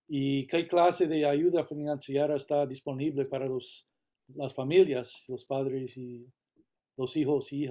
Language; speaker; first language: Spanish; early bilingual, heritage; Spanish